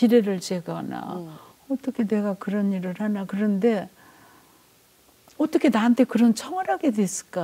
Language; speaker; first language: Korean; native; Korean